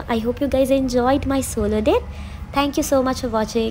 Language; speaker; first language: English; non-native, local second language; Sinhala